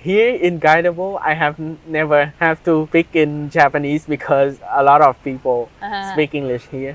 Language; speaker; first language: English; non-native, fluent; Vietnamese